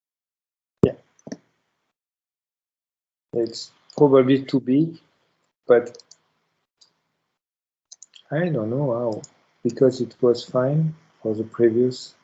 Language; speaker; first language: English; non-native, learner; French